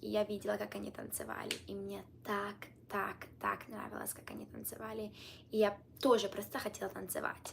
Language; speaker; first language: Russian; early bilingual, heritage; Russian